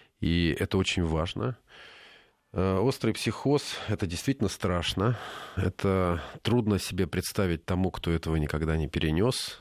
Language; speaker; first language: Russian; native; Russian